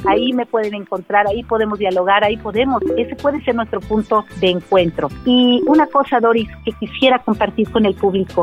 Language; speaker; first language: Spanish; native; Spanish